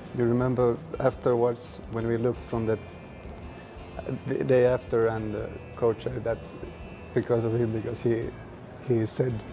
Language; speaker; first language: English; non-native, fluent; Finnish